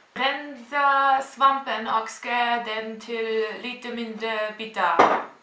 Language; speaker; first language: Swedish; non-native, learner; German